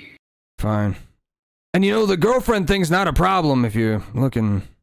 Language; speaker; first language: English; native; English